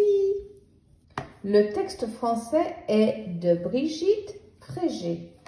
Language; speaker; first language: French; native; French